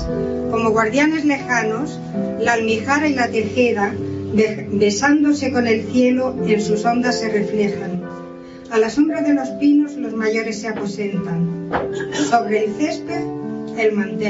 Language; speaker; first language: Spanish; native; Spanish